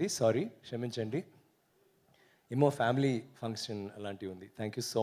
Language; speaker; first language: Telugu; non-native, learner; Tamil